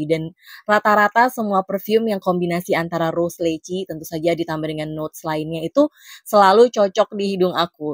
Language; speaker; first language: Indonesian; native; Indonesian